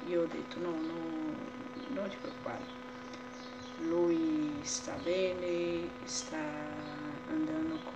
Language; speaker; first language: Italian; non-native, learner; Portuguese